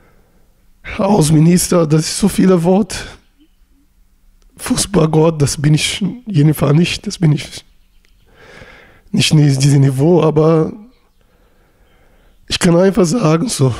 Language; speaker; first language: German; non-native, learner; Portuguese